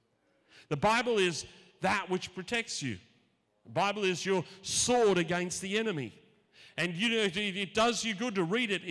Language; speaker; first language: English; native; English